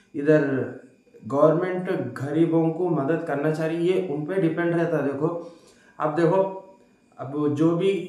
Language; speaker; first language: Hindi; non-native, local second language; Telugu